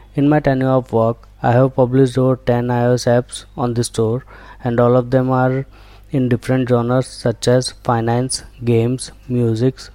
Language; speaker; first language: English; non-native, local second language; Gujarati